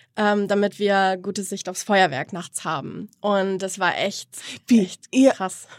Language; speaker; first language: German; native; German